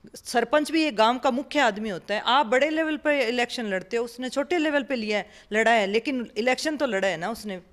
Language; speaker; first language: Hindi; native; Hindi